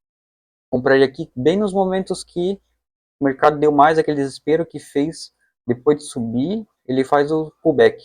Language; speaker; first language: Portuguese; native; Portuguese